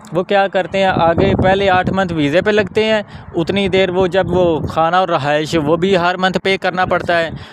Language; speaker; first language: Urdu; non-native, local second language; Punjabi